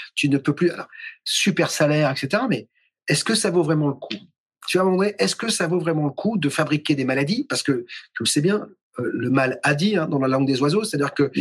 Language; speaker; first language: French; native; French